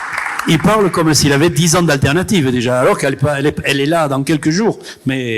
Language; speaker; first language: French; native; French